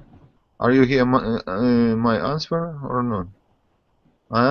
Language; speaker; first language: English; non-native, learner; Russian